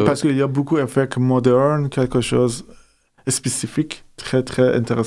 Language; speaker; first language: French; non-native, fluent; Persian